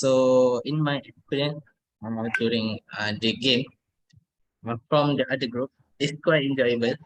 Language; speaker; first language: English; non-native, learner; Malay